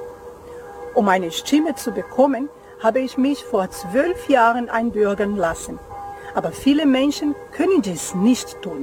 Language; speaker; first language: German; non-native, fluent; Portuguese